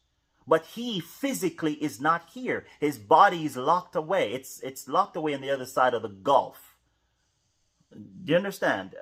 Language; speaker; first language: English; native; English